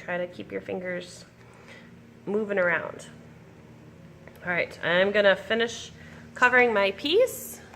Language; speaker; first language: English; native; English